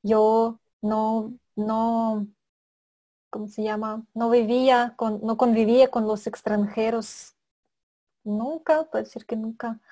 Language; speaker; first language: Spanish; non-native, fluent; Russian